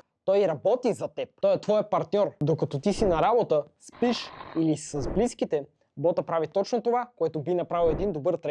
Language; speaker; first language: Bulgarian; native; Bulgarian